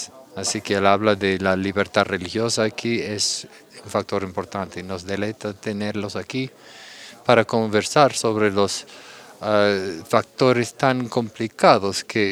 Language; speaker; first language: Spanish; non-native, fluent; English